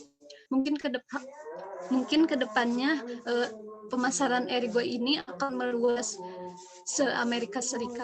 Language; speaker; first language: Indonesian; native; Indonesian